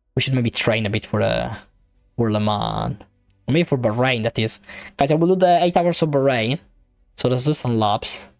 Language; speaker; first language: English; non-native, fluent; Italian